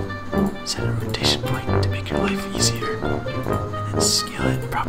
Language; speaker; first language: English; native; English